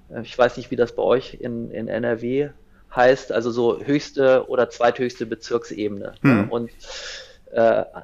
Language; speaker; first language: German; native; German